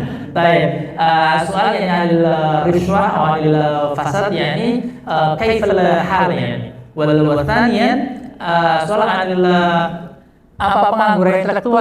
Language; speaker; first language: Arabic; non-native, learner; Indonesian